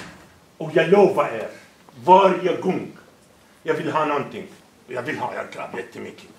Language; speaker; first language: Swedish; non-native, fluent; Arabic